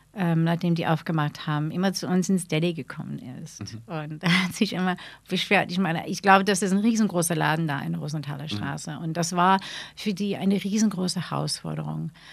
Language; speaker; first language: German; non-native, fluent; English